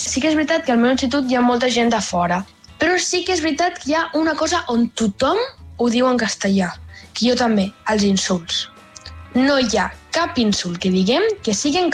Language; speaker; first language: Catalan; non-native, local second language; Spanish